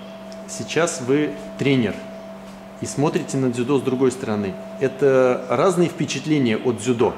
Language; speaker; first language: Russian; native; Russian